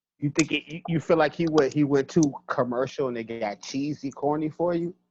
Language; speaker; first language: English; native; English